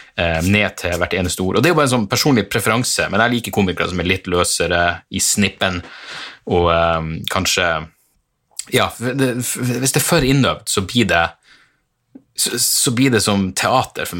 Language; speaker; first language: Norwegian; native; Norwegian